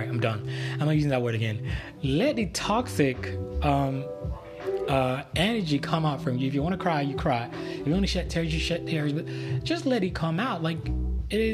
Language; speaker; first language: English; non-native, local second language; Yoruba